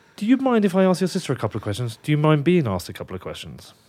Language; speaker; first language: English; native; English